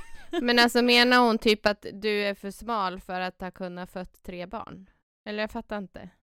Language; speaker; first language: Swedish; native; Swedish